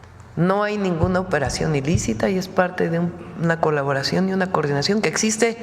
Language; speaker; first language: Spanish; native; Spanish